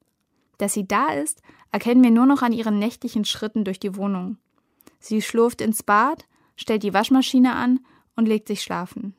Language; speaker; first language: German; native; German